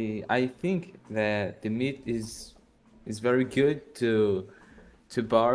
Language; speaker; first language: English; non-native, learner; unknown